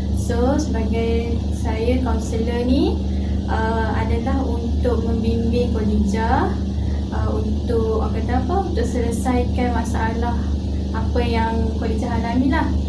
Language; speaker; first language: Malay; native; Malay